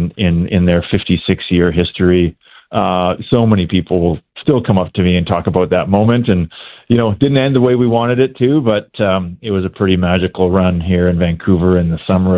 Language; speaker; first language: English; native; English